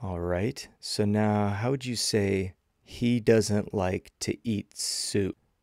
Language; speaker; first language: English; native; English